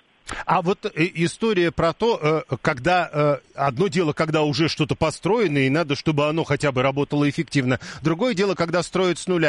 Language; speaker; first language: Russian; native; Russian